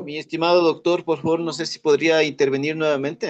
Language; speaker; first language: Spanish; native; Spanish